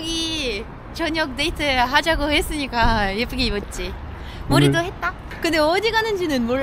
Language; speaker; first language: Korean; non-native, fluent; French